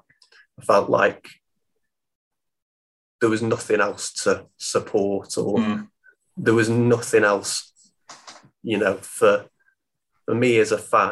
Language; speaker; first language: English; native; English